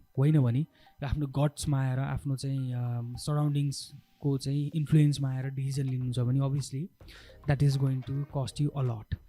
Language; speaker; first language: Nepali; native; Nepali